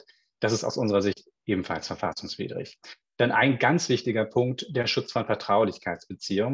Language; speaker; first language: German; native; German